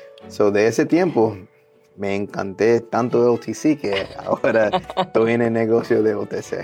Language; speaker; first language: Spanish; early bilingual, heritage; Spanish